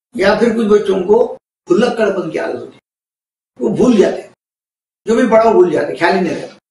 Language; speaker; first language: Hindi; non-native, local second language; Marathi